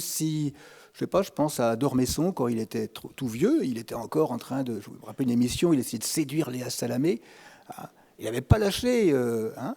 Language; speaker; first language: French; native; French